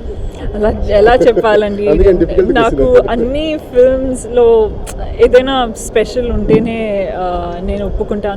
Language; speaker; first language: Telugu; non-native, local second language; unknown